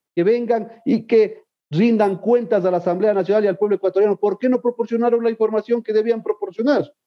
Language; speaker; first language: Spanish; native; Spanish